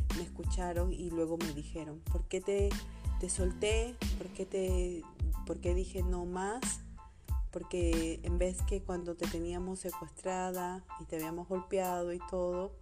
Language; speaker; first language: Spanish; native; Spanish